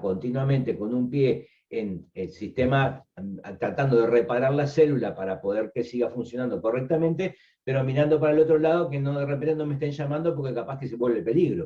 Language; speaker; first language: Spanish; native; Spanish